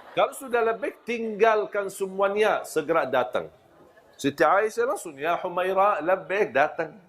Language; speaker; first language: Malay; non-native, fluent; Arabic